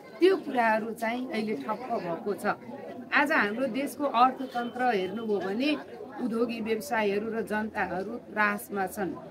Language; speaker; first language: Nepali; non-native, local second language; Maithili